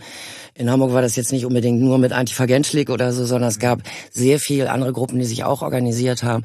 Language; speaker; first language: German; native; German